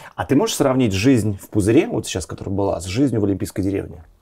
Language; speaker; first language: Russian; native; Russian